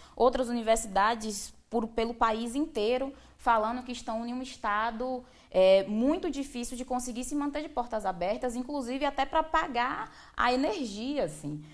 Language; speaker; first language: Portuguese; native; Portuguese